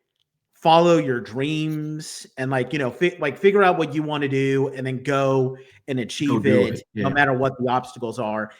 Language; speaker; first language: English; native; English